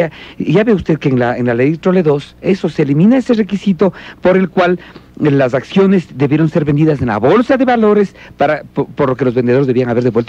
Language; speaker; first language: Spanish; native; Spanish